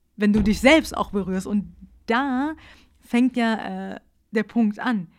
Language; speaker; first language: German; early bilingual, other home language; Persian